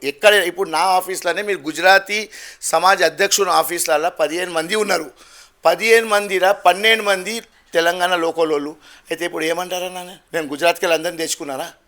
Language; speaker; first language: Telugu; non-native, local second language; Gujarati